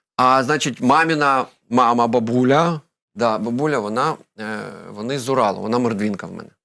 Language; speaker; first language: Ukrainian; non-native, local second language; Russian